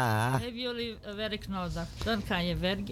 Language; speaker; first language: Dutch; non-native, learner; Serbian